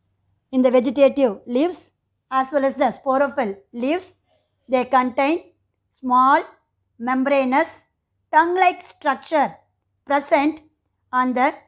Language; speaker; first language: English; non-native, local second language; Tamil